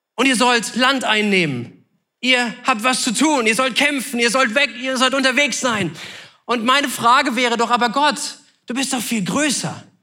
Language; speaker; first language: German; native; German